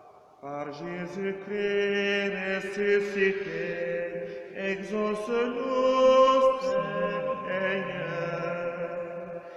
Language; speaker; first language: French; native; French